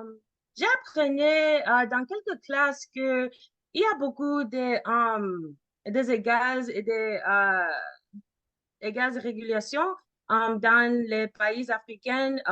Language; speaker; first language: French; early bilingual, heritage; French